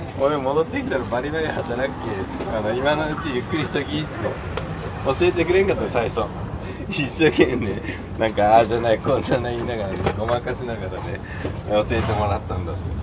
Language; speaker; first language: Japanese; native; Japanese